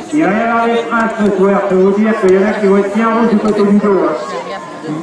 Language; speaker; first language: French; native; French